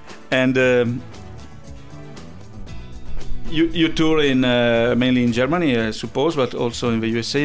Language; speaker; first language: English; non-native, fluent; Italian